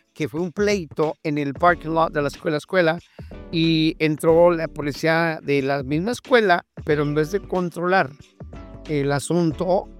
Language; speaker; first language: Spanish; native; Spanish